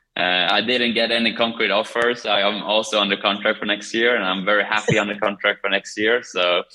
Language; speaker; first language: English; non-native, fluent; Swedish